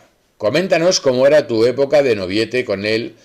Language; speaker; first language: Spanish; native; Spanish